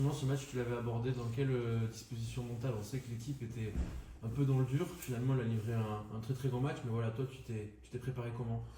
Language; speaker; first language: French; native; French